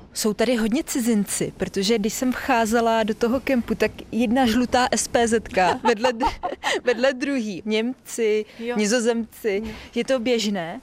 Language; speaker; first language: Czech; native; Czech